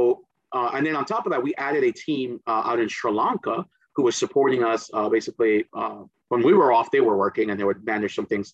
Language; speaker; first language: English; early bilingual, other home language; Spanish